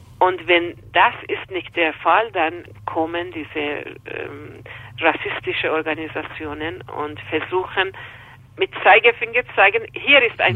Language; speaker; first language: German; non-native, fluent; Persian